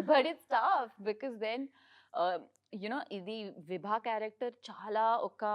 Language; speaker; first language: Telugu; non-native, learner; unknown